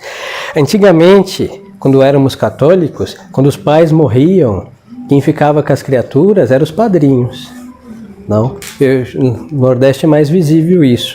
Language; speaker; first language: Portuguese; non-native, fluent; Spanish